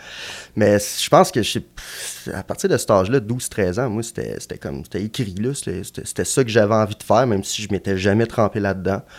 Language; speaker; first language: French; native; French